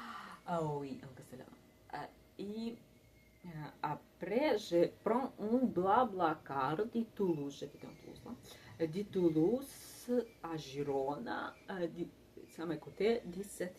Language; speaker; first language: French; non-native, learner; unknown